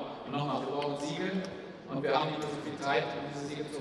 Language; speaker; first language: German; native; German